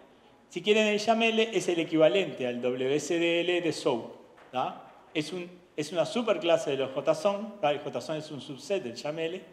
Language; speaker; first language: Spanish; native; Spanish